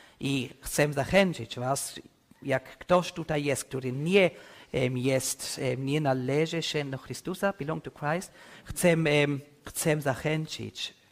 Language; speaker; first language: Polish; non-native, learner; English